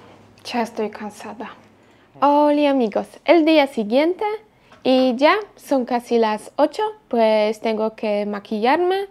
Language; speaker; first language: Spanish; non-native, fluent; Polish